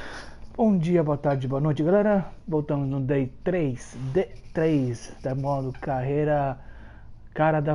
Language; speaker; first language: Portuguese; early bilingual, heritage; Portuguese